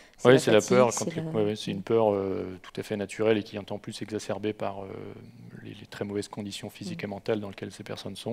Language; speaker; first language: French; native; French